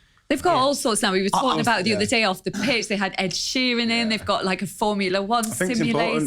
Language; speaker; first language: English; native; English